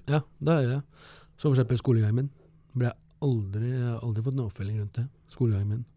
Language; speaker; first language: Norwegian; early bilingual, other home language; Kurdish